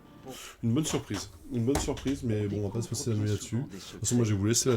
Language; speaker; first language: French; native; French